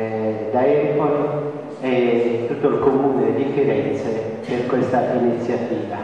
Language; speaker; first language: Italian; non-native, fluent; Central Kurdish